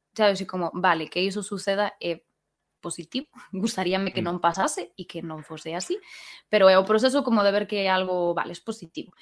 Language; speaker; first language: Galician; non-native, local second language; Spanish